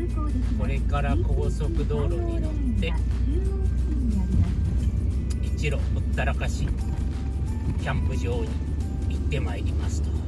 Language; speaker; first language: Japanese; native; Japanese